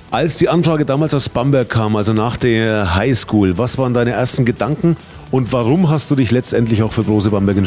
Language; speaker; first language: German; native; German